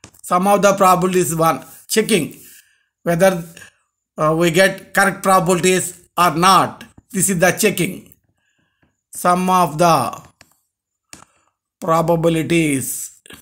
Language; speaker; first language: English; non-native, local second language; Telugu